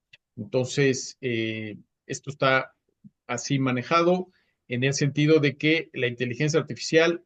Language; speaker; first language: Spanish; native; Spanish